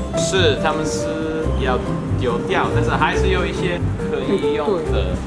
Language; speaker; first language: Chinese; non-native, fluent; English